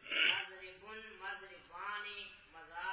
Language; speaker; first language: Arabic; non-native, learner; Punjabi